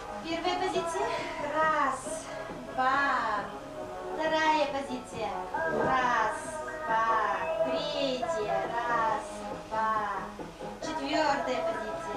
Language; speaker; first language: Russian; non-native, local second language; Yakut